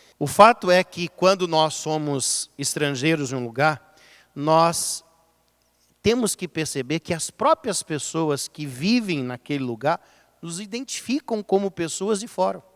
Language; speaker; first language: Portuguese; native; Portuguese